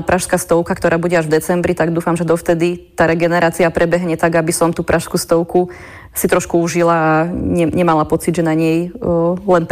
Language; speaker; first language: Slovak; native; Slovak